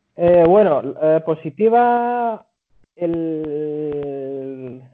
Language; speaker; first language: Spanish; early bilingual, other home language; Catalan